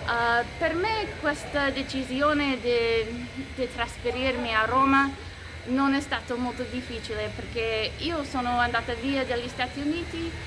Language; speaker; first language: Italian; non-native, fluent; English